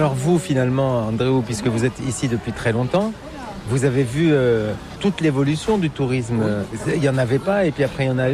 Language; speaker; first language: French; native; French